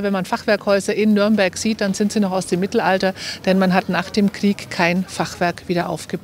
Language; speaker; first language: German; native; German